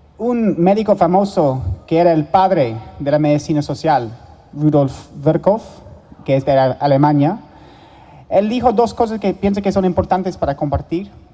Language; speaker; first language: Spanish; non-native, fluent; English